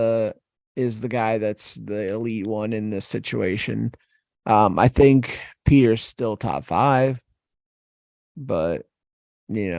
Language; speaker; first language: English; native; English